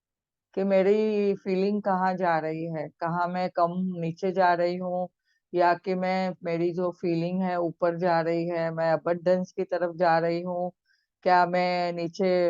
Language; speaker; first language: Hindi; native; Hindi